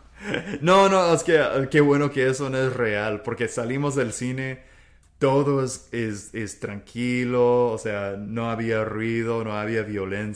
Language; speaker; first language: Spanish; non-native, fluent; English